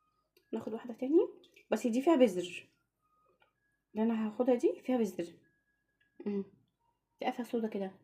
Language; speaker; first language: Arabic; native; Arabic